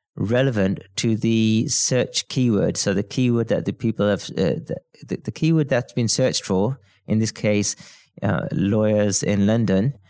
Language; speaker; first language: English; native; English